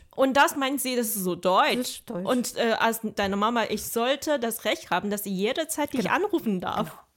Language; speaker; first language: German; non-native, fluent; Chinese